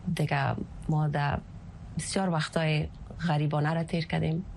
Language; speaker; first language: Persian; early bilingual, heritage; Persian